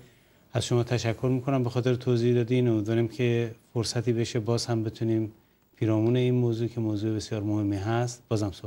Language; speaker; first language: Persian; native; Persian